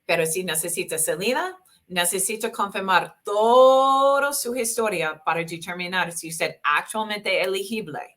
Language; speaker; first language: Spanish; non-native, learner; English